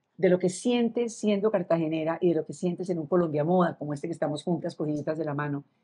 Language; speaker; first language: Spanish; native; Spanish